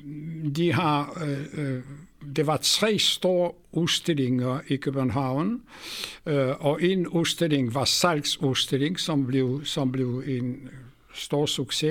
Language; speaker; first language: Swedish; non-native, fluent; Polish